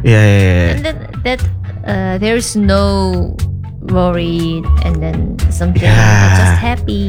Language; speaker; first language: English; non-native, learner; Korean